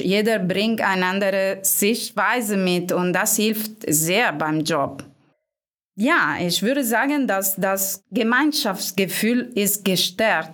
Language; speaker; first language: German; non-native, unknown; Italian